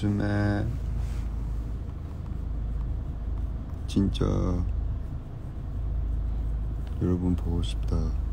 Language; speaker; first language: Korean; non-native, fluent; Cantonese